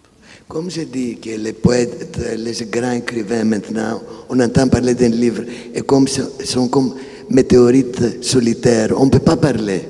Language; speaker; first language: French; non-native, fluent; Greek